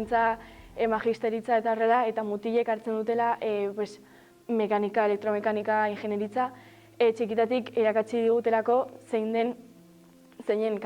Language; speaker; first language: Basque; non-native, local second language; Spanish